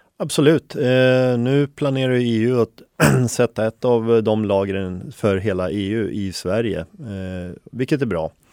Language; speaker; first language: Swedish; early bilingual, other home language; Finnish